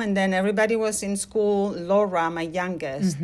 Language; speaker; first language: English; non-native, fluent; Spanish